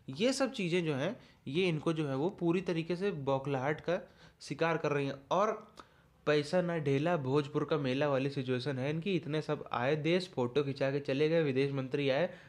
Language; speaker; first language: Hindi; native; Hindi